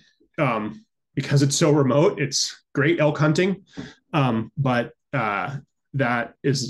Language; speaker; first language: English; native; English